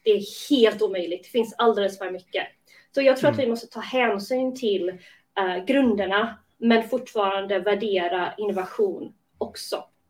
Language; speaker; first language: Swedish; native; Swedish